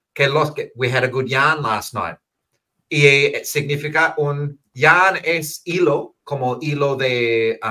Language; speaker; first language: Spanish; non-native, fluent; English